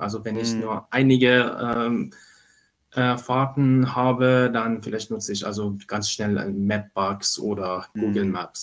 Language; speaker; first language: German; non-native, fluent; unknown